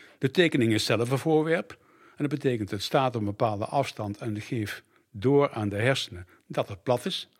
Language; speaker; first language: Dutch; native; Dutch